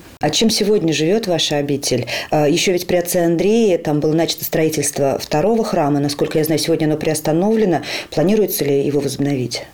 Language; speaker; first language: Russian; native; Russian